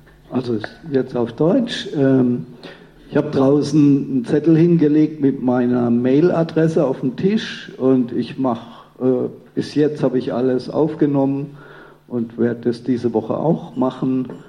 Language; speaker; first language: German; native; German